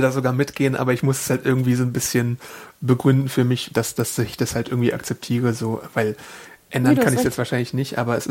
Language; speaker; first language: German; native; German